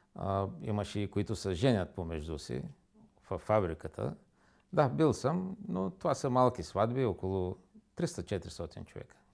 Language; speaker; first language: Bulgarian; native; Bulgarian